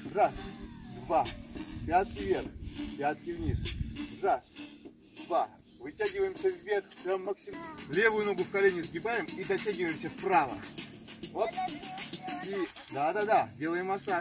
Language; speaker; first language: Russian; native; Russian